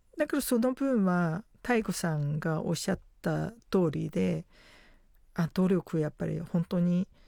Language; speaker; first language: Japanese; non-native, fluent; Chinese